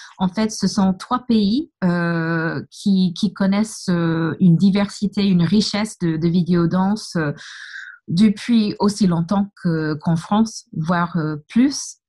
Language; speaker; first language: French; non-native, fluent; English